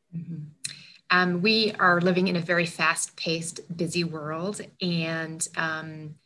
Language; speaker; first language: English; native; English